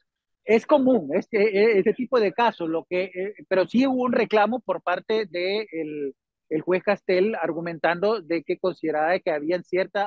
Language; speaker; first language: Spanish; native; Spanish